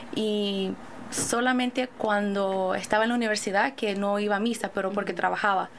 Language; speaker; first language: Spanish; early bilingual, other home language; English